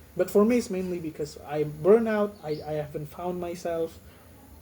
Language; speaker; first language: English; non-native, fluent; Indonesian